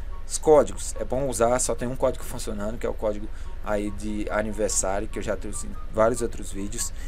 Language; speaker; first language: Portuguese; native; Portuguese